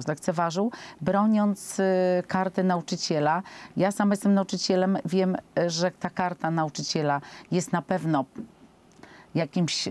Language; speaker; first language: Polish; native; Polish